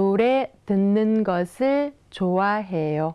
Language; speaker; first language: Korean; non-native, fluent; Thai